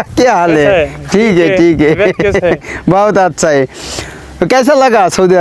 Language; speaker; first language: Hindi; non-native, learner; Bangla